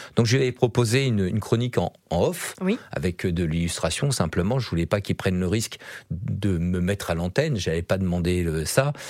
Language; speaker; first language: French; native; French